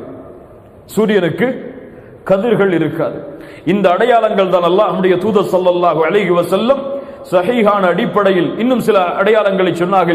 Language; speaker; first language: Tamil; native; Tamil